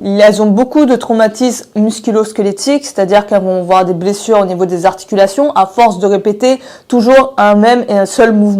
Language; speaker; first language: French; native; French